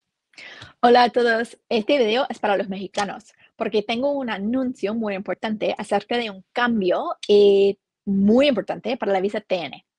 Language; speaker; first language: Spanish; non-native, fluent; English